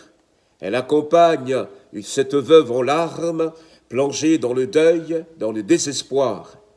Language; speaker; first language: French; native; French